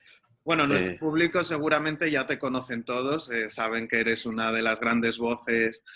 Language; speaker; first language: Spanish; native; Spanish